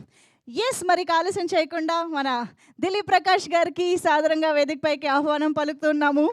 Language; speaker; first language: Telugu; native; Telugu